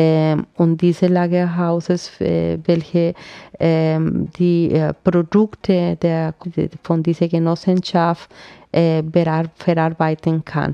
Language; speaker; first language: German; non-native, fluent; Spanish